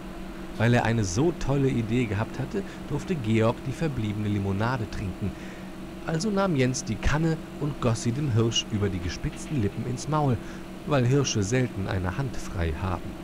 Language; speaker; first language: German; native; German